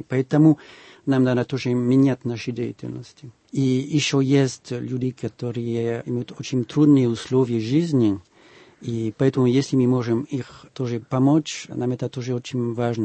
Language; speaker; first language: Russian; non-native, fluent; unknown